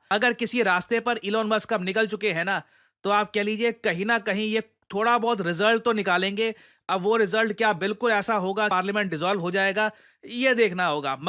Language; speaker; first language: Hindi; native; Hindi